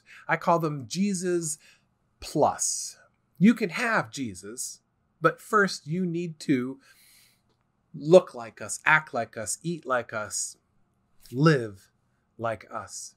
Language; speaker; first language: English; native; English